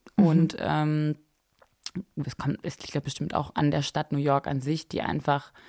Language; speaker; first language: German; native; German